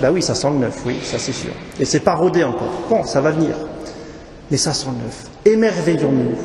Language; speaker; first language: French; native; French